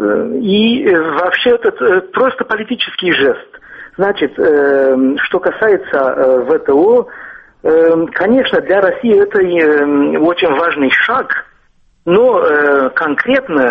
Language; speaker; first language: Russian; non-native, fluent; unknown